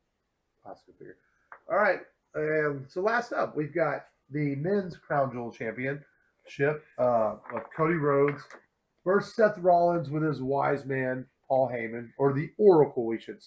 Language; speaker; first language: English; native; English